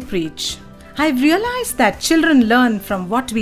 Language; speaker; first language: English; non-native, local second language; Kannada